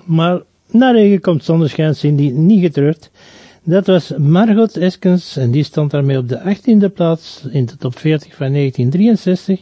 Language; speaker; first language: Dutch; native; Dutch